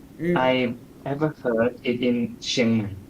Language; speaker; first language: English; non-native, learner; Thai